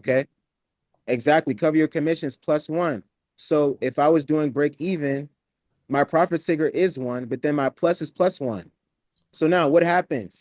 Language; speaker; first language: English; native; English